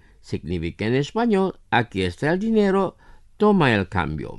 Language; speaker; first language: Spanish; non-native, fluent; Indonesian